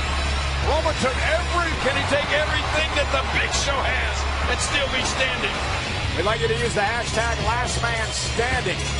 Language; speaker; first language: English; native; English